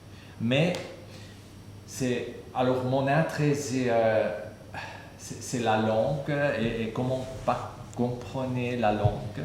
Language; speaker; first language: French; non-native, fluent; German